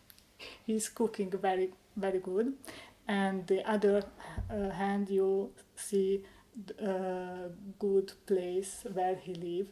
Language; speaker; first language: English; non-native, learner; Hungarian